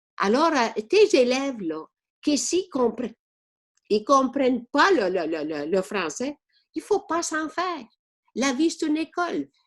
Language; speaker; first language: French; non-native, fluent; Italian